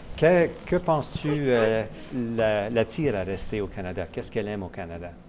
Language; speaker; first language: French; native; French